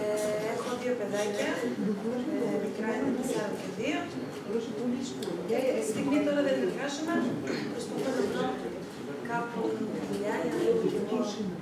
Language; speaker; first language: Greek; early bilingual, other home language; Russian